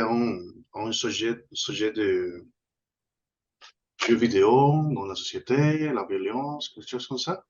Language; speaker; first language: French; non-native, fluent; Spanish